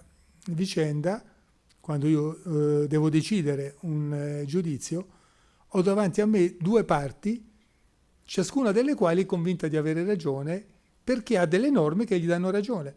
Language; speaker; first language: Italian; native; Italian